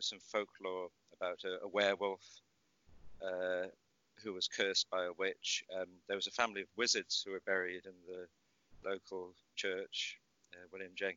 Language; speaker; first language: English; native; English